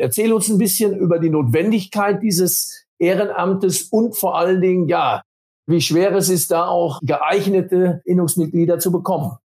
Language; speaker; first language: German; native; German